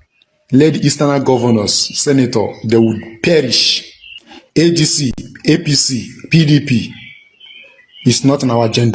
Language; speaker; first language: Nigerian Pidgin; non-native, local second language; Igbo